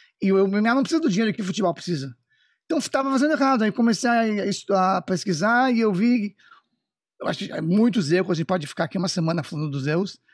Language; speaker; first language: Portuguese; non-native, fluent; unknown